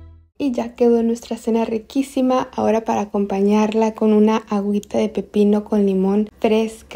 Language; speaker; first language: Spanish; native; Spanish